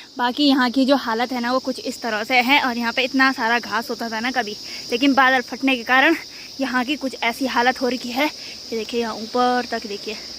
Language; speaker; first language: Hindi; native; Hindi